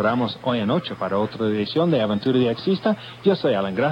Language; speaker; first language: Spanish; non-native, fluent; English